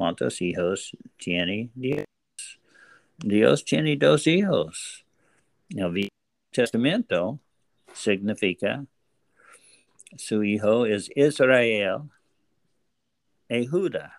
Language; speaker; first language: Spanish; non-native, learner; English